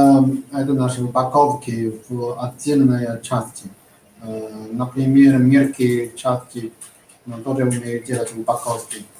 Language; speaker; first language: Russian; non-native, learner; Chinese